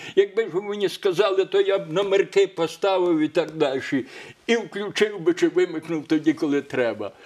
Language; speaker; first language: Ukrainian; native; Ukrainian